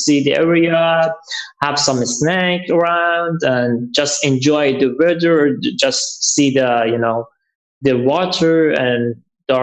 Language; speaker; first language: English; non-native, learner; Persian